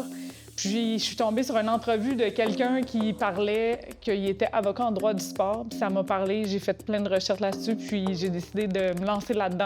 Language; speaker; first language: French; native; French